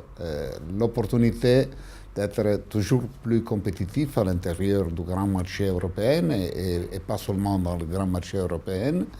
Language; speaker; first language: French; non-native, fluent; Italian